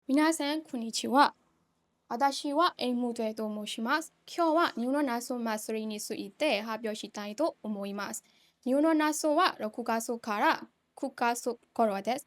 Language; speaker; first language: Japanese; non-native, learner; Burmese